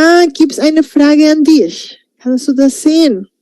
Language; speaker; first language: German; non-native, fluent; Spanish